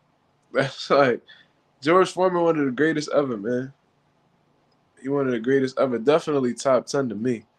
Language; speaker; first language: English; native; English